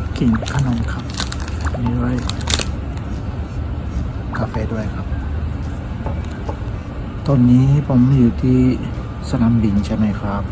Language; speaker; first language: Thai; non-native, learner; Japanese